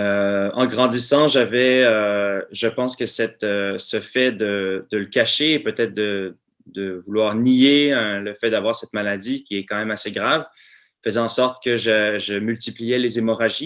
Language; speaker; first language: French; native; French